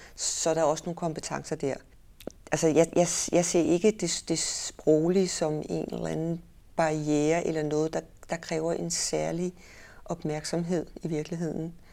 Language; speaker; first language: Danish; native; Danish